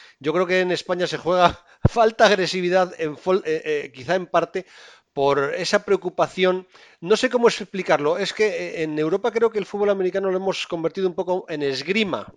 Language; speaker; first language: Spanish; native; Spanish